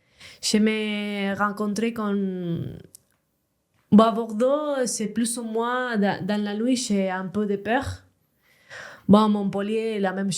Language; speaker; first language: French; non-native, learner; Spanish